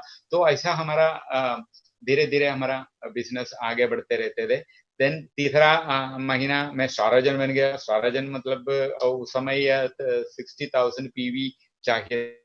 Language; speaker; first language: Hindi; non-native, local second language; Malayalam